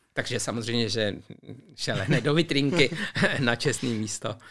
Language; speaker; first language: Czech; native; Czech